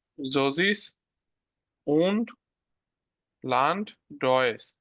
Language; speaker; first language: German; non-native, learner; Bangla